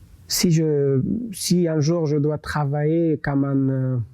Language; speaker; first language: French; non-native, local second language; Persian